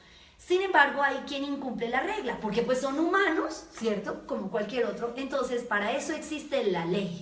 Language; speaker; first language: Spanish; native; Spanish